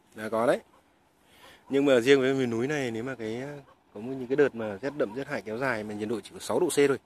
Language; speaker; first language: Vietnamese; non-native, local second language; Tày